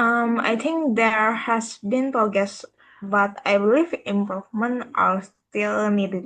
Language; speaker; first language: English; non-native, learner; Indonesian